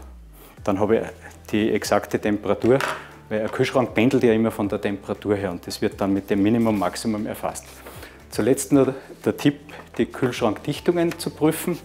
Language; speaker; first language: German; native; German